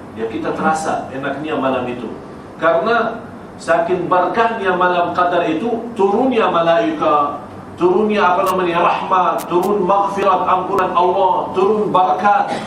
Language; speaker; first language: Malay; non-native, fluent; Arabic